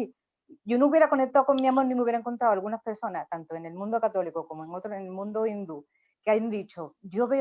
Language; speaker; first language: Spanish; native; Spanish